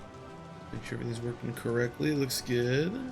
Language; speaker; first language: English; native; English